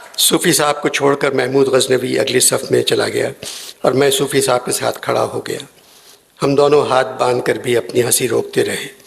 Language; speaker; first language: Urdu; native; Urdu